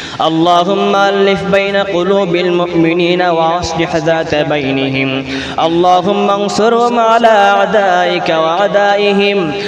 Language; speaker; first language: Arabic; non-native, fluent; Bangla